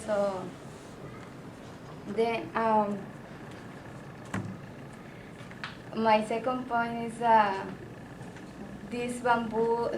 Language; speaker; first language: English; non-native, learner; Spanish